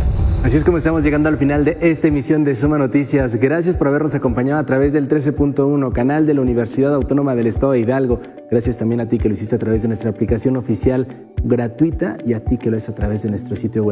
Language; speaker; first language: Spanish; native; Spanish